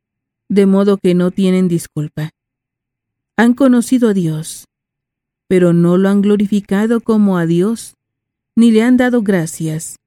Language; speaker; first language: Spanish; native; Spanish